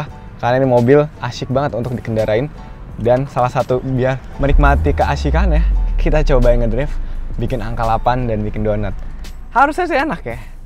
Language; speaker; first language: Indonesian; native; Indonesian